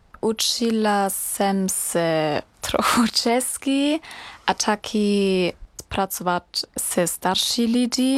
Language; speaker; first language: Czech; non-native, learner; German